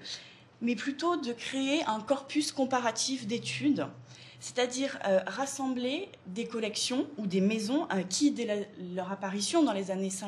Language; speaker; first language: French; native; French